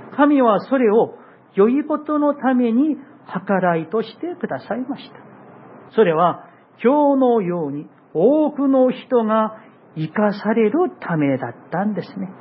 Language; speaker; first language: Japanese; non-native, fluent; Korean